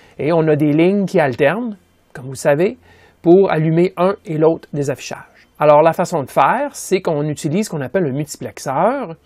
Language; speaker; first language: French; native; French